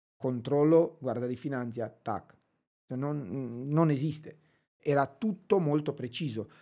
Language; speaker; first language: Italian; non-native, fluent; Romanian